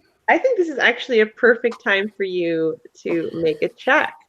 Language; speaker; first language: English; native; English